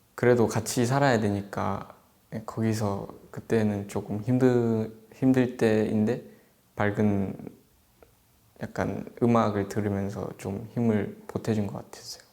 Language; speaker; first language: Korean; early bilingual, other home language; English